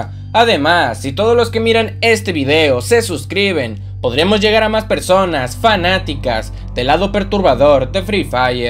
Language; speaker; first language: Spanish; native; Spanish